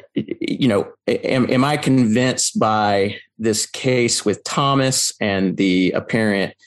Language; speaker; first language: English; native; English